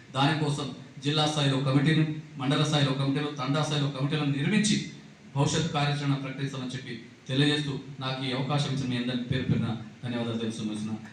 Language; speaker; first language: Telugu; non-native, local second language; Lambadi